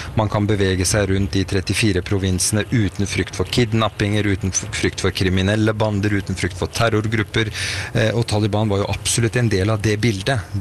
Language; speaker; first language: Norwegian; early bilingual, other home language; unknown